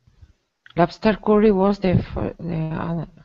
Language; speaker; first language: English; non-native, learner; Spanish